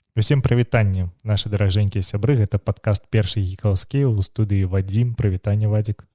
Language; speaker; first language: Belarusian; native; Belarusian